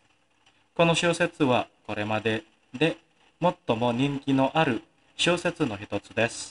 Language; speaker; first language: Japanese; non-native, fluent; Indonesian